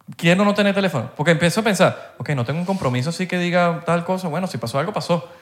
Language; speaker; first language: Spanish; native; Spanish